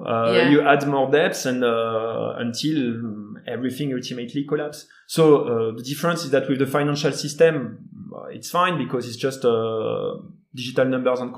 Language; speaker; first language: English; non-native, fluent; French